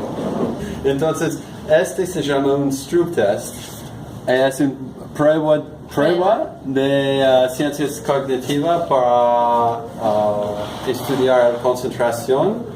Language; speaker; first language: Spanish; non-native, learner; English